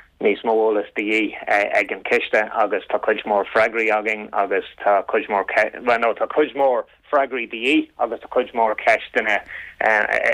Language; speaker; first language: Irish; non-native, local second language; English